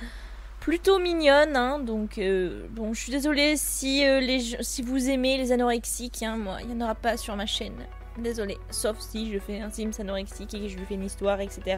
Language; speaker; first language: French; native; French